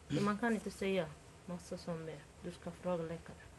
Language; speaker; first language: Swedish; non-native, learner; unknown